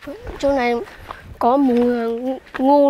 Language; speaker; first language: Vietnamese; non-native, local second language; Hmong